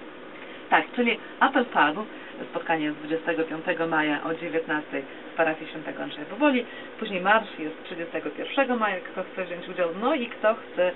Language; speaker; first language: Polish; native; Polish